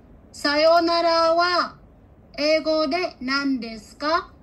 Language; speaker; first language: Japanese; non-native, fluent; Bangla